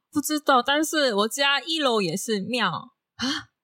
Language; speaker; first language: Chinese; non-native, learner; Korean